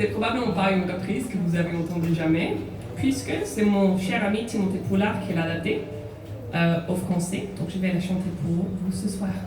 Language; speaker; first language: French; non-native, fluent; English